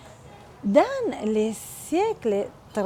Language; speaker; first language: French; non-native, fluent; Spanish